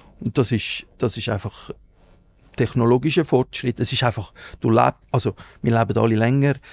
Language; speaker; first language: German; early bilingual, other home language; Spanish